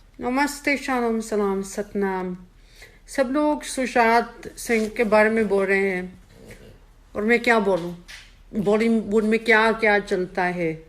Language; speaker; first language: Hindi; early bilingual, heritage; Hindi